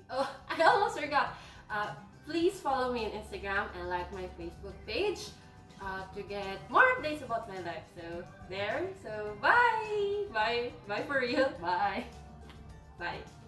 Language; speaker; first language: English; non-native, local second language; Filipino